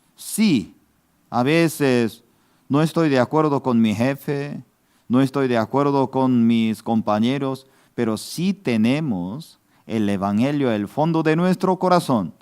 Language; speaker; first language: Spanish; non-native, fluent; Korean